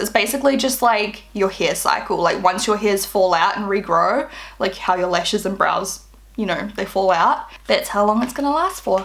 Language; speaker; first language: English; native; English